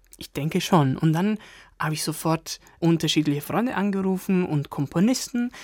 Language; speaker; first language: German; non-native, fluent; Italian